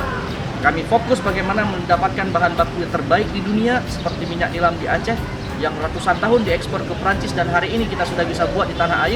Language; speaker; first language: Indonesian; native; Indonesian